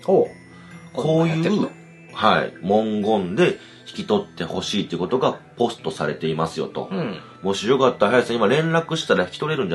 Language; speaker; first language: Japanese; native; Japanese